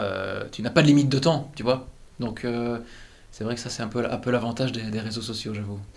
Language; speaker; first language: French; native; French